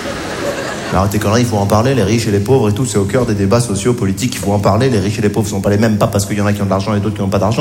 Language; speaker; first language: French; native; French